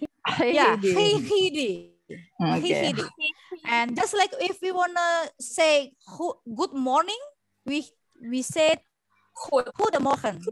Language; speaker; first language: English; non-native, learner; Indonesian